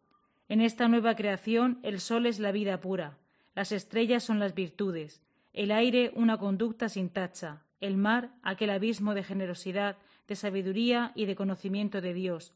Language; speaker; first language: Spanish; native; Spanish